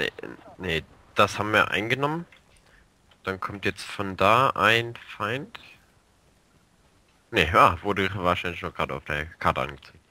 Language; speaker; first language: German; native; German